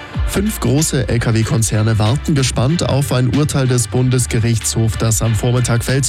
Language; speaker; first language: German; native; German